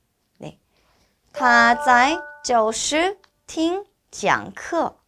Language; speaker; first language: Chinese; non-native, fluent; Korean